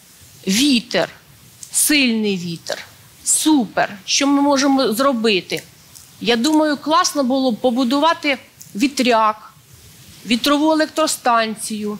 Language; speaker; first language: Ukrainian; native; Ukrainian